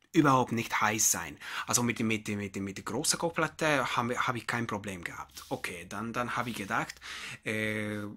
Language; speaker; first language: German; non-native, fluent; Hungarian